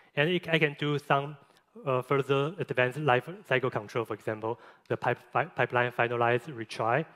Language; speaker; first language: English; non-native, fluent; Chinese